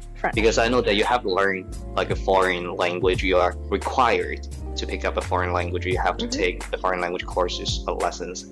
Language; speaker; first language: English; non-native, fluent; Chinese